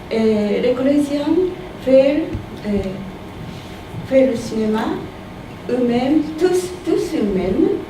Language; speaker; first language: French; non-native, learner; Japanese